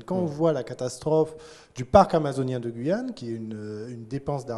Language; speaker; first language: French; native; French